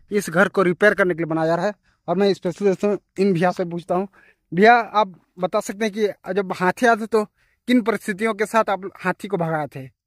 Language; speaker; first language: Hindi; native; Hindi